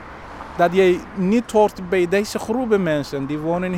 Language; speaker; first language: Dutch; non-native, learner; Somali